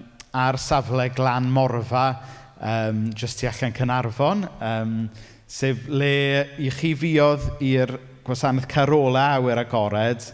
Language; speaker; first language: Welsh; native; Welsh